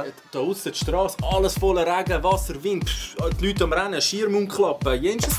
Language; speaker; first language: German; native; German